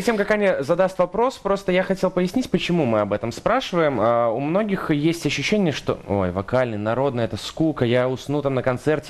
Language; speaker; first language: Russian; native; Russian